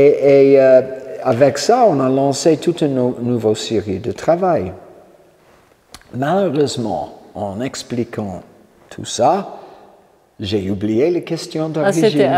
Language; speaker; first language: French; non-native, fluent; English